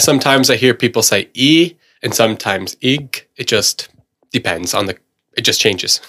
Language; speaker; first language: English; native; English